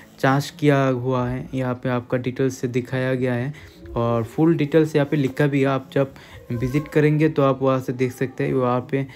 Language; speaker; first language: Hindi; non-native, local second language; Bangla